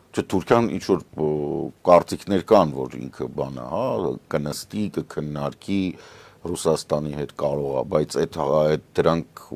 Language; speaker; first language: Armenian; native; Armenian